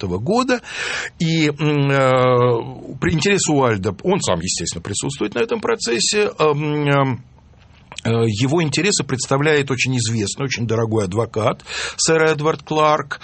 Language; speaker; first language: Russian; native; Russian